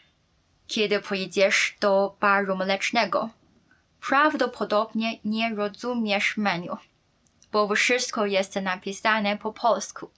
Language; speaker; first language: Polish; non-native, fluent; Chinese